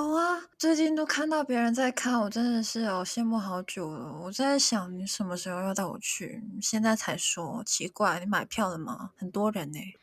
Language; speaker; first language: Chinese; non-native, local second language; Cantonese